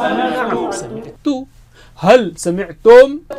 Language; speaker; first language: Arabic; non-native, fluent; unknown